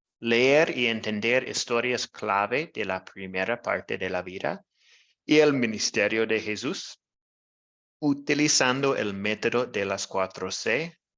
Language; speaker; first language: Spanish; non-native, learner; English